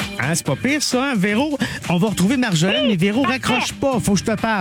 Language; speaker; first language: French; native; French